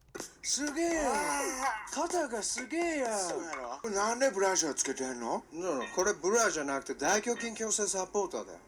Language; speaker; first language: Japanese; native; Japanese